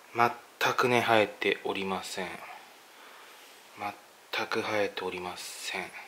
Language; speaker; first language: Japanese; native; Japanese